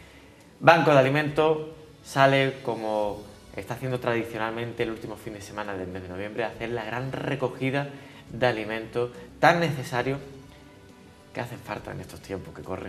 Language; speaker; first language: Spanish; native; Spanish